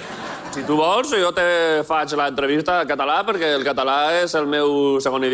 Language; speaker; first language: Catalan; non-native, local second language; Spanish